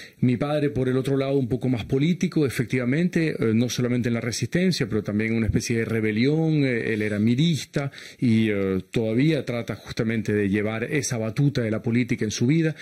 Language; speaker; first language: Spanish; early bilingual, heritage; Spanish